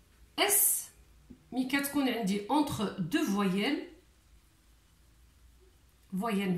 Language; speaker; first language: French; non-native, local second language; Arabic